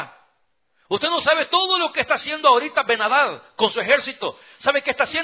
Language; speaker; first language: Spanish; native; Spanish